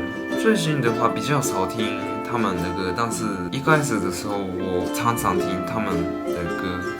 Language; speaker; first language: Chinese; non-native, fluent; Japanese